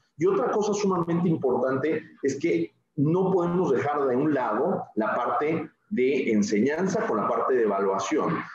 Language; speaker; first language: Spanish; native; Spanish